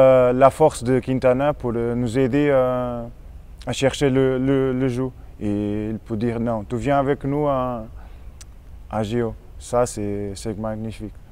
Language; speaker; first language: French; non-native, learner; Portuguese